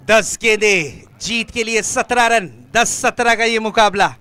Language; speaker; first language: Hindi; non-native, local second language; Marathi